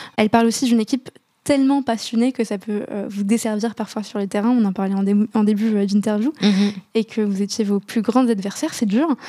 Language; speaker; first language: French; non-native, local second language; Arabic